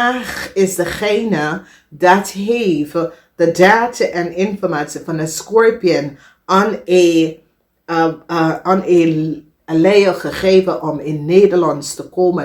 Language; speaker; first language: Dutch; non-native, fluent; English